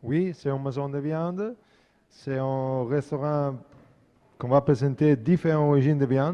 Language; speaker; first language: French; non-native, fluent; Italian